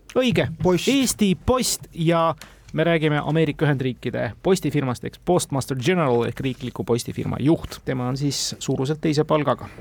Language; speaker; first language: Estonian; native; Estonian